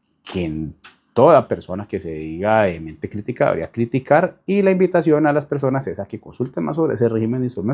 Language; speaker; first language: Spanish; native; Spanish